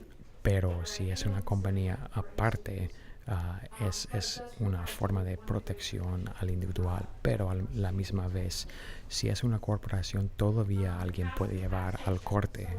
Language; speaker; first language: Spanish; non-native, fluent; English